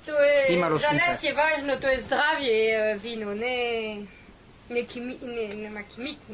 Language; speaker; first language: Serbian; non-native, learner; French